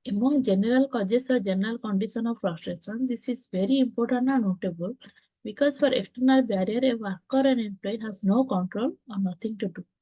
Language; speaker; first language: English; non-native, local second language; Odia